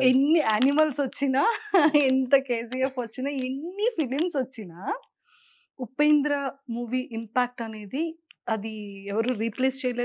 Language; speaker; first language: Telugu; native; Telugu